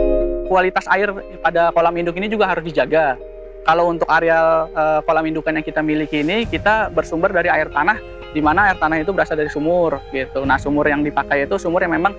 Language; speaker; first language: Indonesian; native; Indonesian